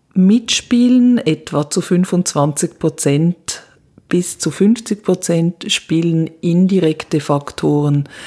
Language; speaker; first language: German; native; German